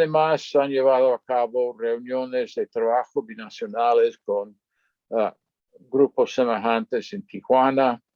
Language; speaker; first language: Spanish; non-native, fluent; English